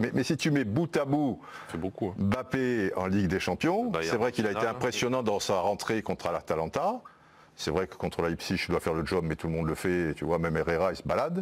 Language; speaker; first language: French; native; French